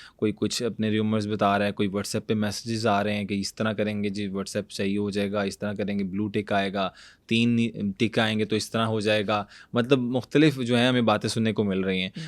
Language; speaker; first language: Urdu; native; Urdu